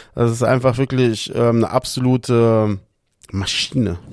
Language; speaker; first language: German; early bilingual, other home language; Portuguese